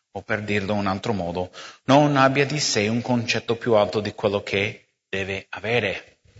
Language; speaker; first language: Italian; non-native, fluent; English